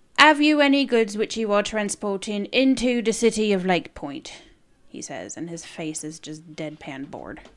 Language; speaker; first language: English; native; English